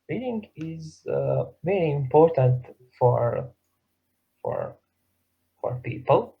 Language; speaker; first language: English; non-native, learner; Serbian